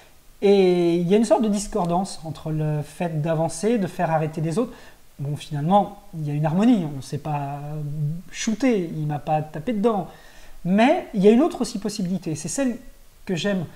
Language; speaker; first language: French; native; French